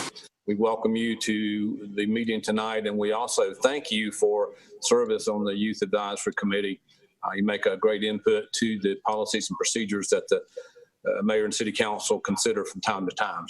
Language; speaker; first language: English; native; English